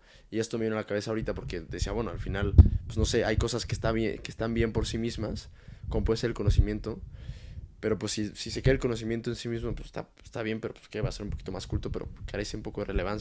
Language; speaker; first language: Spanish; native; Spanish